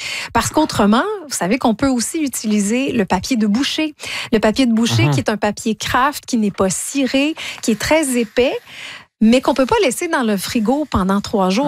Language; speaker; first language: French; native; French